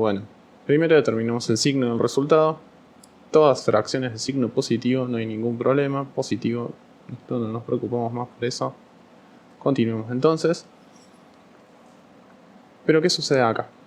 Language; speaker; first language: Spanish; native; Spanish